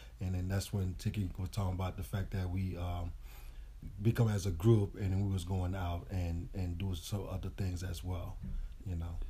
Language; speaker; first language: English; early bilingual, other home language; Haitian Creole